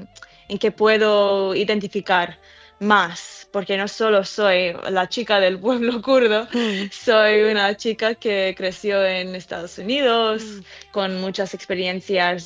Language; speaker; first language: Spanish; early bilingual, heritage; English